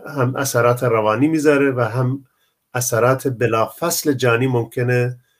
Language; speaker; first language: Persian; non-native, local second language; Central Kurdish